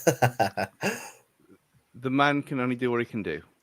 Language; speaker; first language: English; native; English